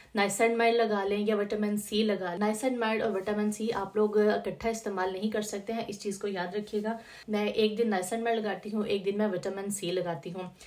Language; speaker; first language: Urdu; native; Urdu